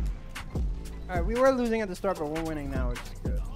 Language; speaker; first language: English; native; English